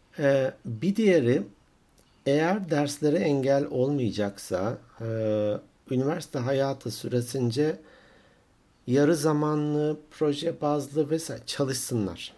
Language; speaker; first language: Turkish; native; Turkish